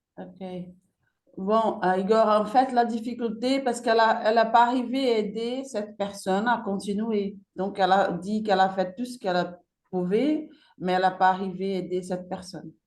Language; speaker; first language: French; non-native, fluent; Portuguese